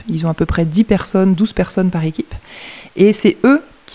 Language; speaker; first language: French; native; French